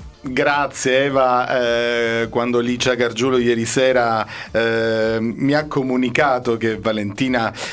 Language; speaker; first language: Italian; native; Italian